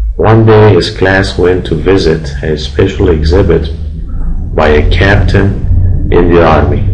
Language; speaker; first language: English; non-native, fluent; Persian